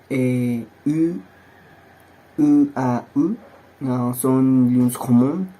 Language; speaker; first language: French; non-native, learner; Spanish